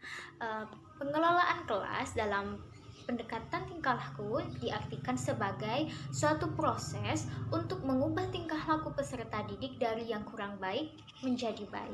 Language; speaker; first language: Indonesian; native; Indonesian